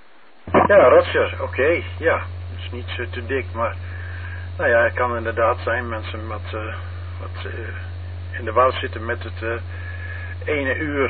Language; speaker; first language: Dutch; native; Dutch